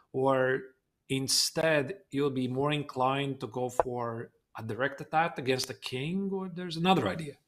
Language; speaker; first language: English; non-native, fluent; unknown